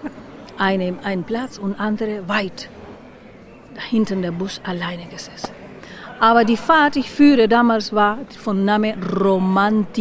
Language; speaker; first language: German; non-native, learner; Spanish